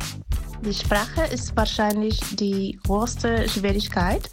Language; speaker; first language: German; non-native, fluent; Spanish